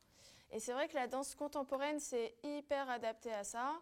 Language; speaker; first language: French; native; French